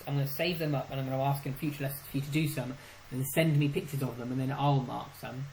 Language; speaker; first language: English; native; English